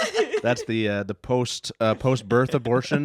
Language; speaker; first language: English; native; English